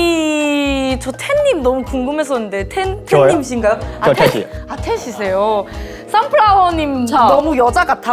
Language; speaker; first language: Korean; non-native, fluent; Thai